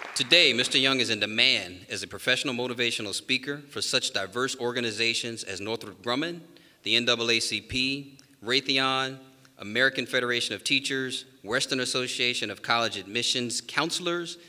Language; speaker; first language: English; native; English